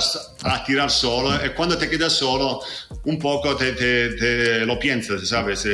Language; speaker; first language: Spanish; non-native, fluent; Italian